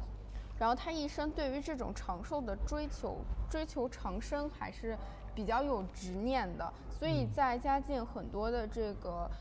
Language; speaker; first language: Chinese; native; Chinese